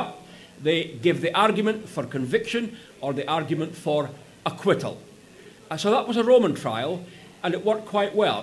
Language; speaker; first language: English; native; English